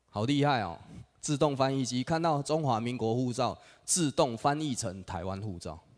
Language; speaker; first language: Chinese; native; Chinese